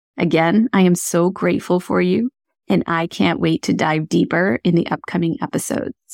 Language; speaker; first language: English; early bilingual, other home language; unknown